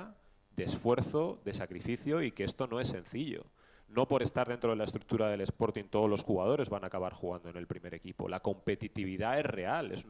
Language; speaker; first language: Spanish; native; Spanish